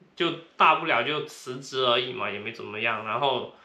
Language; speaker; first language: Chinese; non-native, local second language; Cantonese